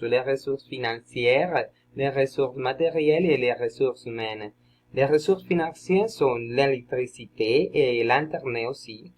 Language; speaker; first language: French; non-native, learner; Spanish